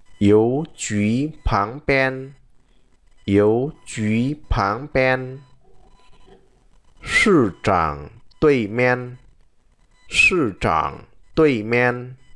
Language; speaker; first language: Chinese; non-native, fluent; Vietnamese